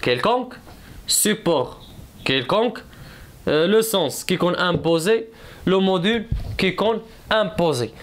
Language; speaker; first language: French; non-native, local second language; Arabic